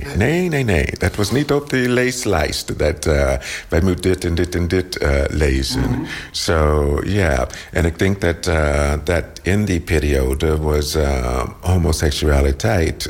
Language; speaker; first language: Dutch; non-native, learner; English